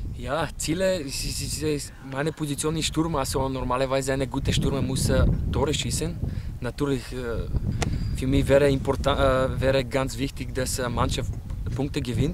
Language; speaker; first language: German; non-native, fluent; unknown